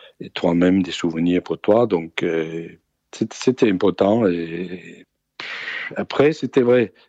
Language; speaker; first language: French; non-native, fluent; Danish